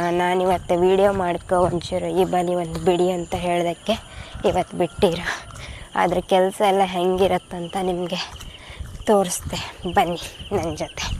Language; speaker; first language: Kannada; non-native, local second language; Konkani